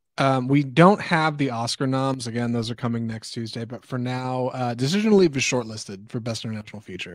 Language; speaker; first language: English; native; English